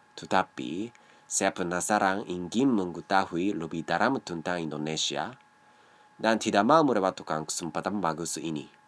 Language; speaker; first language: Indonesian; non-native, learner; Japanese